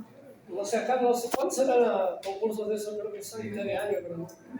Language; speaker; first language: Spanish; native; Spanish